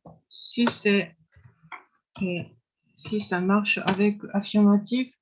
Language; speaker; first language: French; non-native, fluent; Japanese